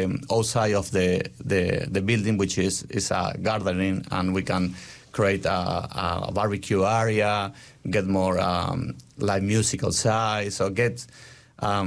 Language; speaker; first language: English; non-native, learner; Spanish